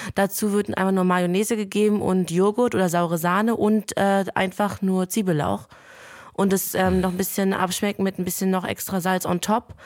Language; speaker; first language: German; non-native, fluent; Lithuanian